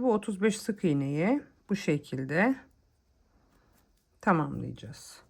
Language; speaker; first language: Turkish; native; Turkish